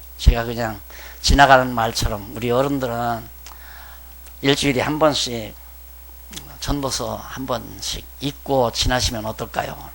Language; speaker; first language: Korean; native; Korean